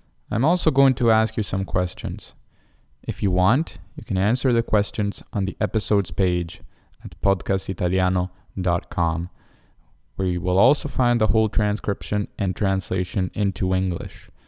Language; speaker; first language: English; non-native, fluent; Italian